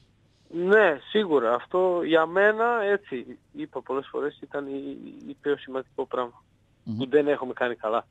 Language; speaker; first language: Greek; non-native, fluent; Serbian